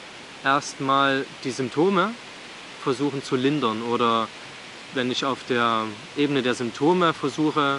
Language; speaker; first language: German; native; German